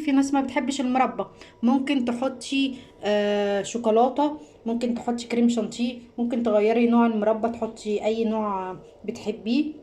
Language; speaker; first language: Arabic; native; Arabic